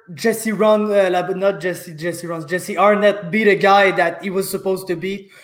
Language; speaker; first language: English; native; English